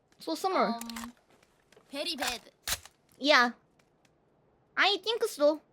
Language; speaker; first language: English; non-native, learner; Korean